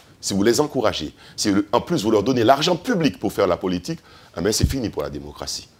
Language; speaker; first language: French; native; French